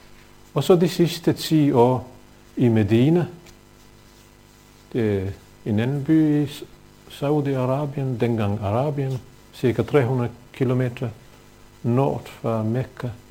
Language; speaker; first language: Danish; non-native, fluent; Bosnian